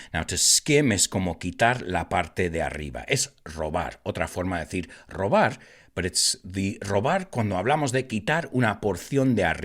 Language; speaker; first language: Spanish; non-native, fluent; English